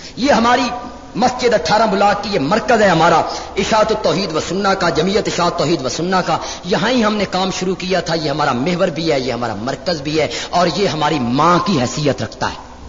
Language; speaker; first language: Urdu; non-native, local second language; Punjabi